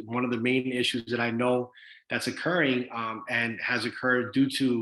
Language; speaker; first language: English; early bilingual, other home language; Spanish